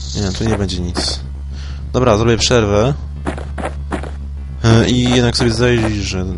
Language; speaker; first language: Polish; native; Polish